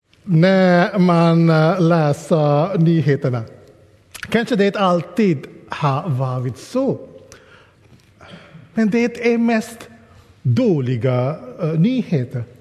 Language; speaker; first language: Swedish; non-native, fluent; English